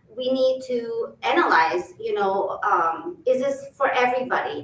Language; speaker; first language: English; early bilingual, other home language; Albanian